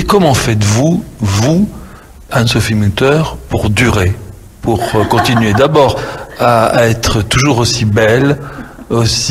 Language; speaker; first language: French; native; French